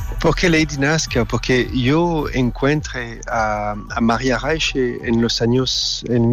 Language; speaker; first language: Spanish; non-native, learner; French